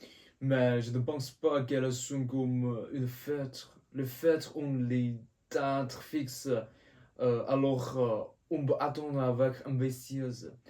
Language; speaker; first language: French; non-native, learner; Chinese